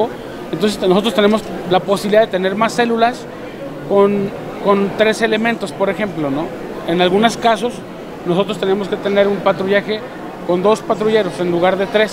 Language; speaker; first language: Spanish; native; Spanish